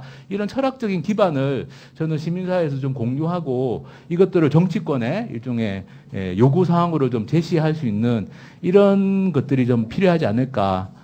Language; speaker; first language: Korean; native; Korean